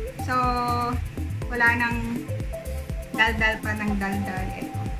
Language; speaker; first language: Filipino; native; Filipino